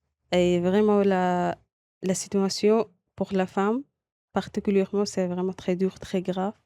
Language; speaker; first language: French; non-native, local second language; Arabic